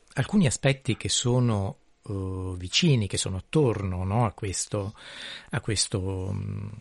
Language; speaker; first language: Italian; native; Italian